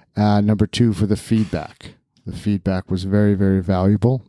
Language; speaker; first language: English; native; English